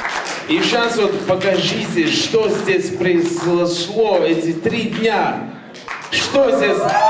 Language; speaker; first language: Russian; non-native, learner; Latvian